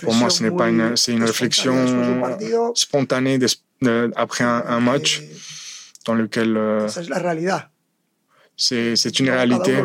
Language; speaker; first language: French; non-native, fluent; Spanish